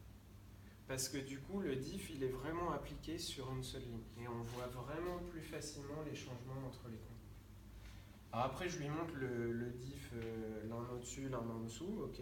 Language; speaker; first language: French; native; French